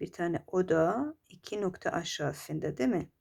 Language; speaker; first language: Turkish; non-native, fluent; Persian